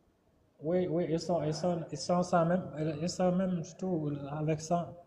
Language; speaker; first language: French; non-native, learner; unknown